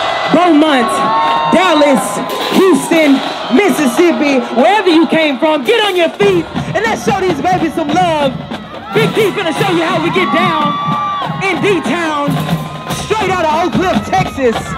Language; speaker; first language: English; native; English